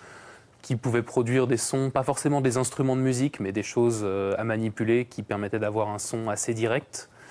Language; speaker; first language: French; native; French